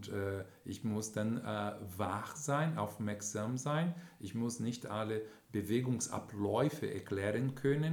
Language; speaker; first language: German; non-native, fluent; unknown